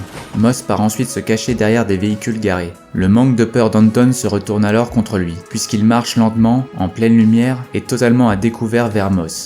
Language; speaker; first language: French; native; French